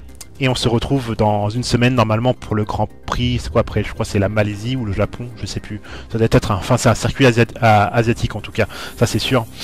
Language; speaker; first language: French; native; French